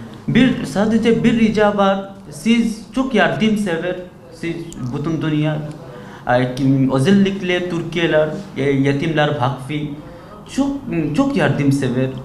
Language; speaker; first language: Turkish; non-native, learner; Bangla